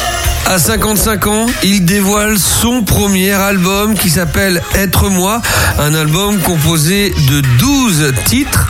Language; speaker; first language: French; native; French